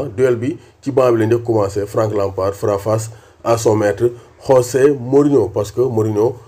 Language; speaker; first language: French; non-native, local second language; Wolof